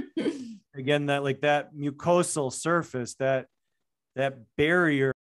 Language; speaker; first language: English; native; English